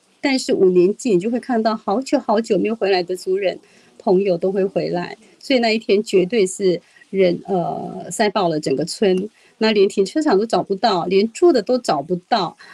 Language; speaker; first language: Chinese; non-native, local second language; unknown